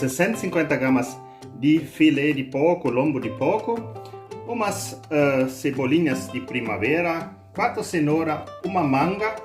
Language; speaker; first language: Portuguese; non-native, learner; German